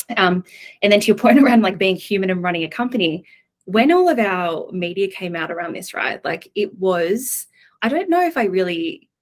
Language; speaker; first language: English; native; English